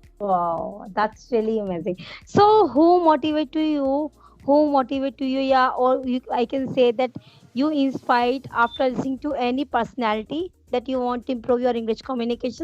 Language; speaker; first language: English; non-native, learner; Hindi